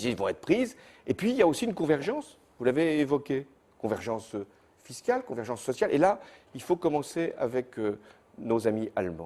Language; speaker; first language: French; native; French